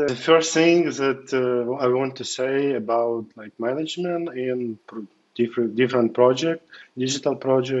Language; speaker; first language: English; non-native, fluent; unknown